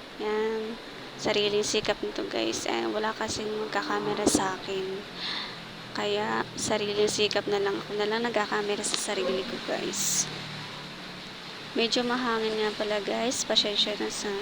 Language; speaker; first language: Filipino; native; Filipino